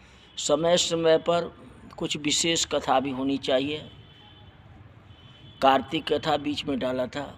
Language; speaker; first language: Hindi; native; Hindi